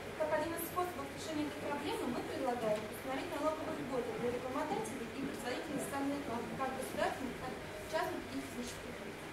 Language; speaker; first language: Russian; native; Russian